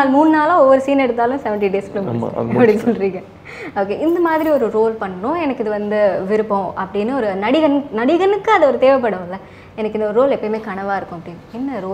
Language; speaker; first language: Tamil; native; Tamil